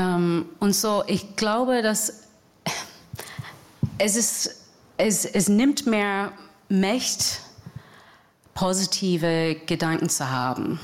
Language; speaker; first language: German; non-native, fluent; English